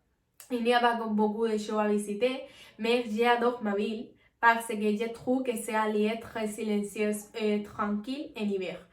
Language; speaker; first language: French; non-native, learner; Spanish